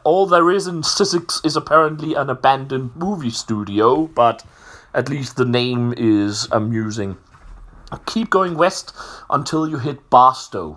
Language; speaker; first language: English; non-native, fluent; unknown